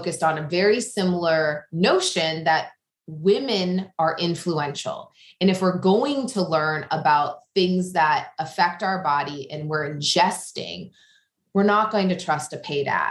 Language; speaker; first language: English; native; English